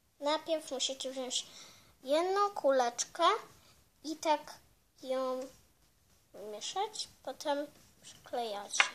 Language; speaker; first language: Polish; early bilingual, heritage; Polish